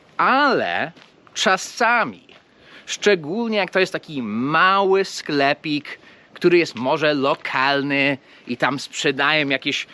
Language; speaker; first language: Polish; non-native, fluent; English